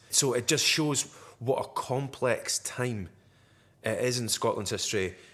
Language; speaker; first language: English; native; English